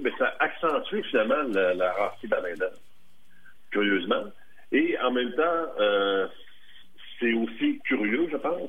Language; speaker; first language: French; native; French